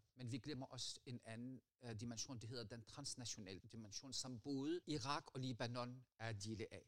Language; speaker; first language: Danish; non-native, fluent; Arabic